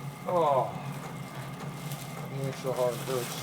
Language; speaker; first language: English; native; English